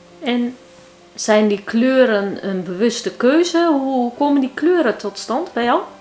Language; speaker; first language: Dutch; early bilingual, heritage; Turkish